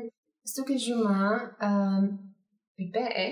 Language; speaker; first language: Arabic; non-native, learner; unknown